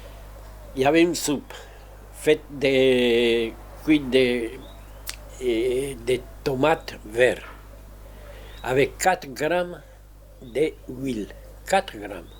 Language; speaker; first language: French; non-native, fluent; Spanish